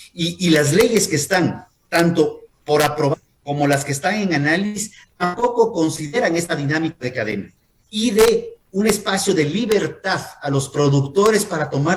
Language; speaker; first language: Spanish; native; Spanish